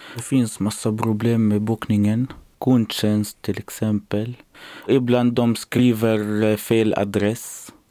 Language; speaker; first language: Swedish; non-native, learner; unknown